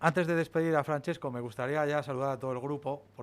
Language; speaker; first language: Spanish; native; Spanish